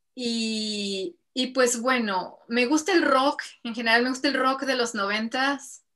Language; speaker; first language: Spanish; native; Spanish